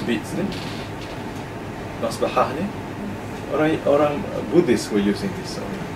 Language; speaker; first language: English; non-native, local second language; Malay